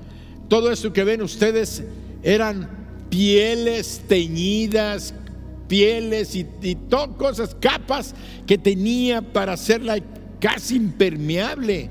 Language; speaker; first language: Spanish; native; Spanish